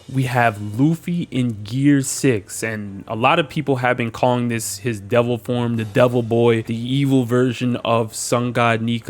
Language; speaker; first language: English; native; English